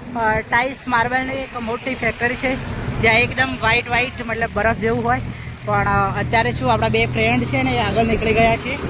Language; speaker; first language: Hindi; non-native, local second language; Gujarati